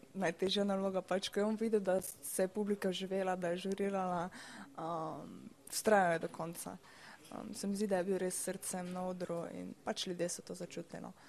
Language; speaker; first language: Slovenian; native; Slovenian